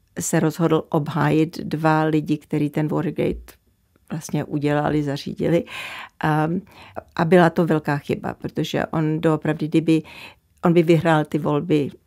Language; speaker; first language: Czech; early bilingual, heritage; Czech